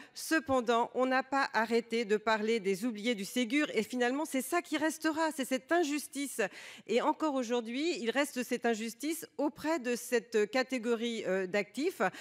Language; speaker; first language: French; native; French